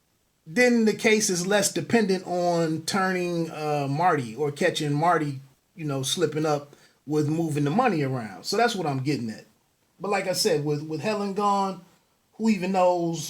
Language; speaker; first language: English; native; English